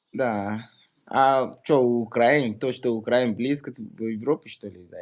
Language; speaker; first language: Russian; non-native, fluent; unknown